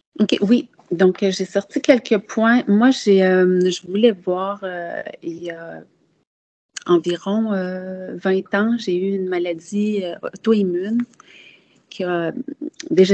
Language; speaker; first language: French; native; French